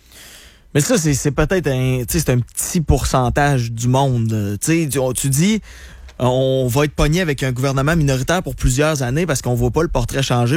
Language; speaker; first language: French; native; French